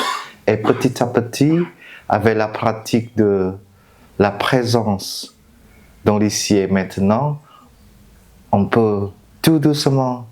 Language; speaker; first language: French; non-native, fluent; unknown